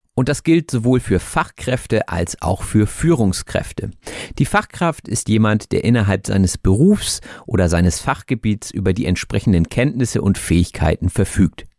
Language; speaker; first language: German; native; German